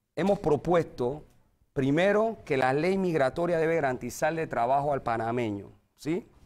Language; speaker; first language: Spanish; native; Spanish